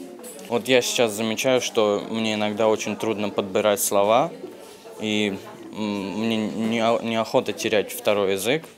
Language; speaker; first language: Russian; early bilingual, heritage; Russian